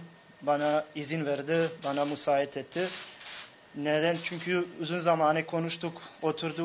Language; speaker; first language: Turkish; non-native, fluent; Bosnian